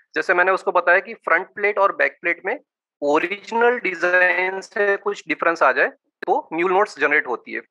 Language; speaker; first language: Hindi; non-native, local second language; Gujarati